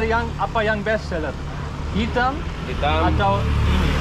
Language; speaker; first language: Indonesian; non-native, learner; German